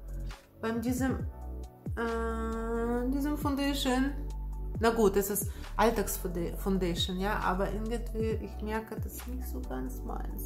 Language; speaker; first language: German; non-native, fluent; Russian